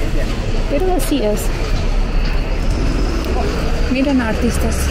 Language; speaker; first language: Spanish; non-native, learner; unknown